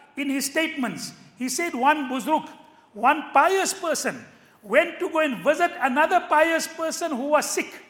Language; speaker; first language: English; native; English